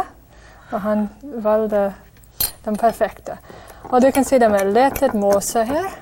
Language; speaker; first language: Swedish; non-native, fluent; English